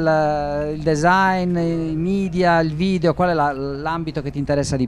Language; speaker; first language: Italian; native; Italian